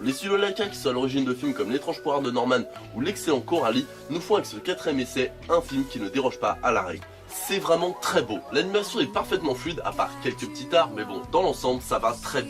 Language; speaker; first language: French; native; French